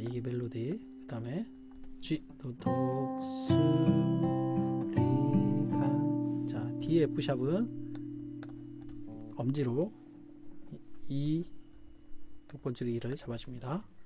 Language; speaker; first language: Korean; native; Korean